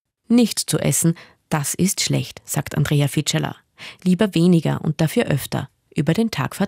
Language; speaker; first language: German; native; German